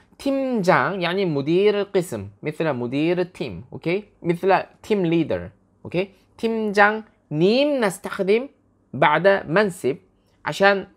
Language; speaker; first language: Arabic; non-native, fluent; Korean